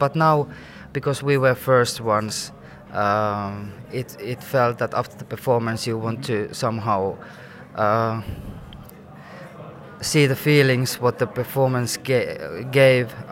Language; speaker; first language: English; non-native, fluent; Finnish